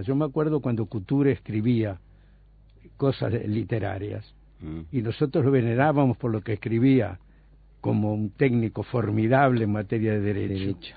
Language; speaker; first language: Spanish; native; Spanish